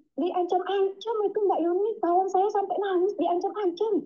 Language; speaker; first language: Indonesian; native; Indonesian